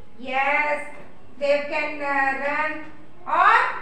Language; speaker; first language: English; non-native, fluent; Hindi